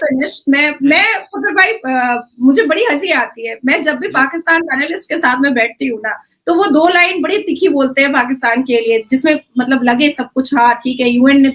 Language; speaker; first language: Hindi; native; Hindi